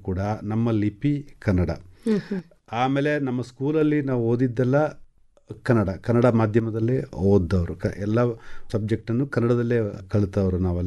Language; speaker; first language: Kannada; non-native, local second language; Malayalam